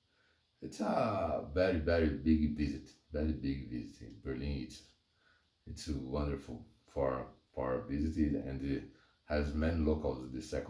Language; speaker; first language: English; non-native, learner; Portuguese